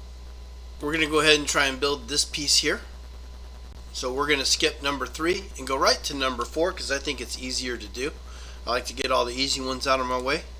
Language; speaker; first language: English; native; English